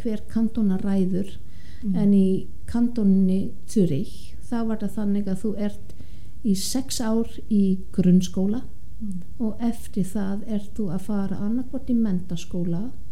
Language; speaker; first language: Icelandic; non-native, fluent; German